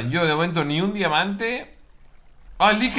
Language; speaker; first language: Spanish; native; Spanish